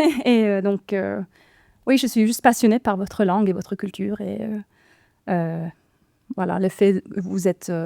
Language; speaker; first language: French; non-native, fluent; Norwegian